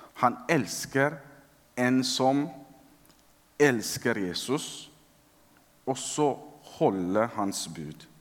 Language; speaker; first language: Norwegian; non-native, fluent; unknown